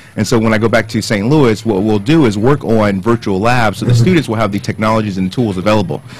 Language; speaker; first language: English; native; English